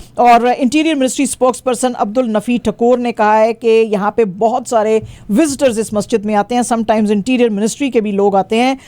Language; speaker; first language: Urdu; non-native, local second language; Punjabi